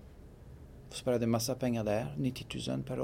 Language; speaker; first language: Swedish; non-native, fluent; French